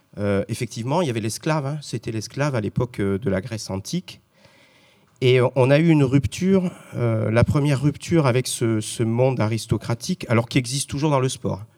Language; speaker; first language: French; native; French